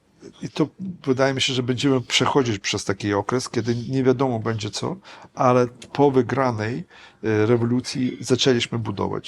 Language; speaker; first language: Polish; non-native, fluent; Ukrainian